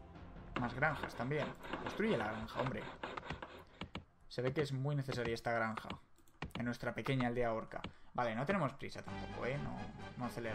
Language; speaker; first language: Spanish; native; Spanish